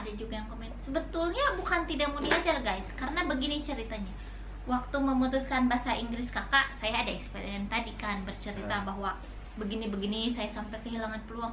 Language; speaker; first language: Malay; non-native, local second language; Sundanese